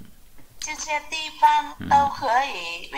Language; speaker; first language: Chinese; non-native, learner; Vietnamese